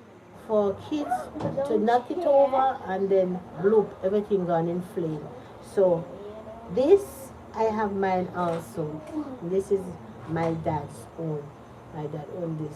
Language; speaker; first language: English; non-native, local second language; Jamaican Creole English